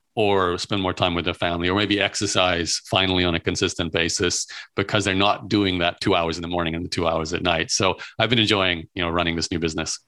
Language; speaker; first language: English; native; English